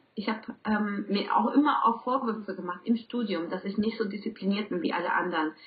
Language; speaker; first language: German; non-native, fluent; Spanish